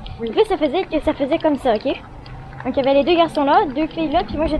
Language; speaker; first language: French; native; French